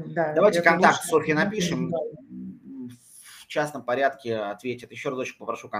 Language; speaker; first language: Russian; native; Russian